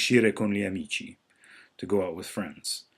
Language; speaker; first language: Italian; non-native, fluent; English